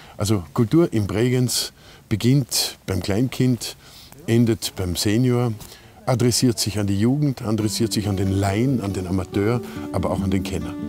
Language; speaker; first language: German; native; German